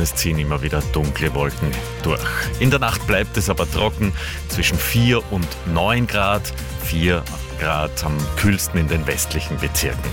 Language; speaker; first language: German; native; German